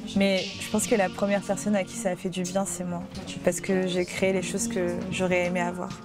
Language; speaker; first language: French; early bilingual, other home language; Spanish